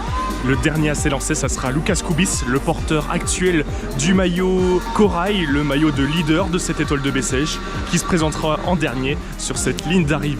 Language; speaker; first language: French; native; French